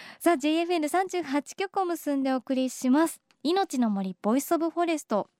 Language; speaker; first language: Japanese; native; Japanese